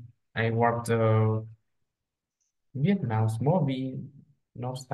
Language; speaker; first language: English; non-native, learner; Vietnamese